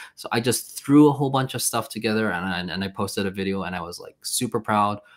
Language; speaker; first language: English; non-native, fluent; Swedish